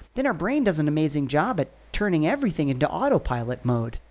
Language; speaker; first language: English; native; English